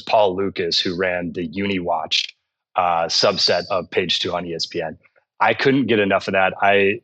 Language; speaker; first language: English; native; English